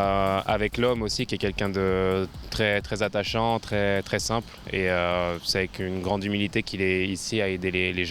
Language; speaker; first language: French; native; French